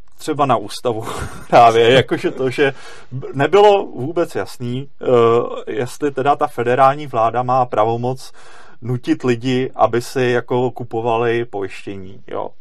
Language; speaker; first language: Czech; native; Czech